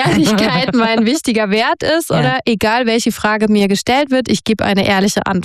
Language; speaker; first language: German; native; German